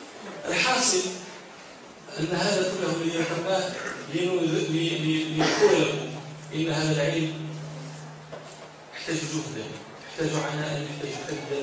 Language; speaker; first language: Arabic; native; Arabic